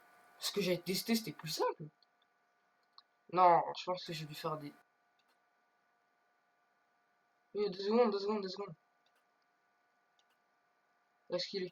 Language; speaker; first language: French; native; French